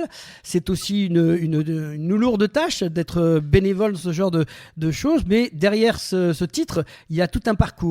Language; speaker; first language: French; native; French